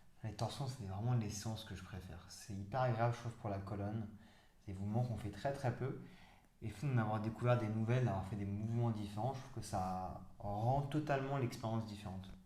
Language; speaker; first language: French; native; French